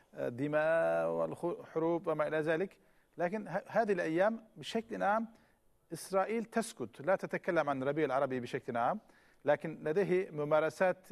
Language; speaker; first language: Arabic; non-native, fluent; Turkish